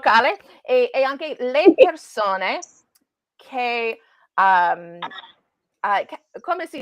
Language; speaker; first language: Italian; non-native, learner; English